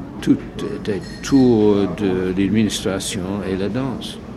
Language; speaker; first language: French; non-native, fluent; English